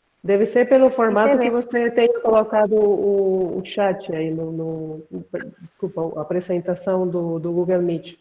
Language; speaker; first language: Portuguese; non-native, fluent; Spanish